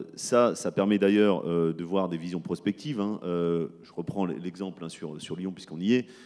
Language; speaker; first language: French; native; French